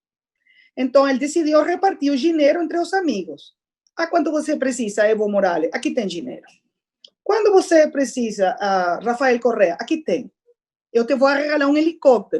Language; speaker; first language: Portuguese; non-native, fluent; Spanish